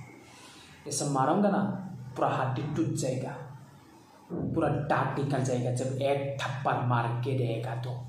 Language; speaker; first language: Hindi; non-native, local second language; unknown